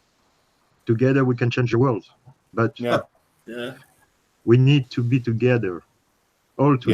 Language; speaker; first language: English; non-native, learner; French